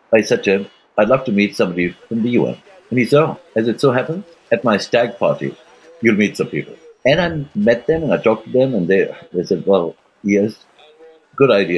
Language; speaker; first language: English; non-native, local second language; Urdu